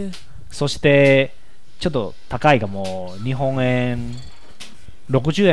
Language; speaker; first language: Japanese; non-native, learner; Chinese